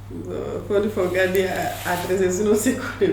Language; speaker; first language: French; non-native, learner; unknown